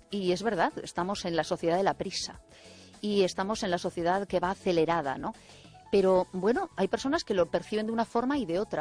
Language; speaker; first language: Spanish; native; Spanish